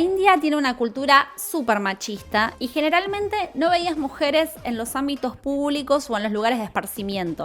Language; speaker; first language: Spanish; native; Spanish